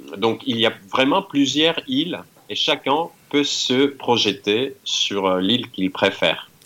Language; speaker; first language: French; non-native, fluent; Greek